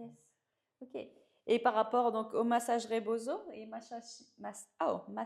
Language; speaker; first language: French; native; French